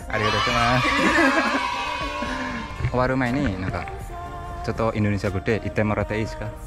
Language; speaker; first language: Japanese; non-native, learner; Indonesian